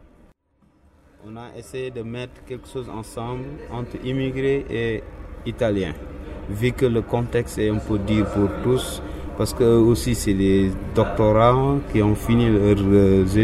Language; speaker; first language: French; non-native, local second language; Wolof